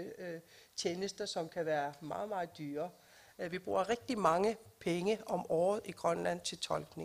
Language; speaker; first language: Danish; non-native, local second language; Kalaallisut